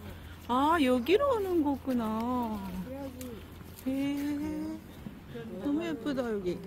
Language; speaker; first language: Korean; non-native, fluent; Japanese